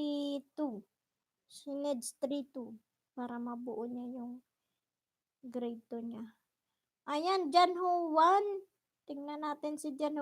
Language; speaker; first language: Filipino; non-native, local second language; Bikol